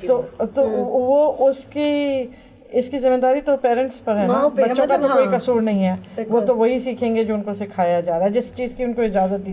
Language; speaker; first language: Urdu; native; Urdu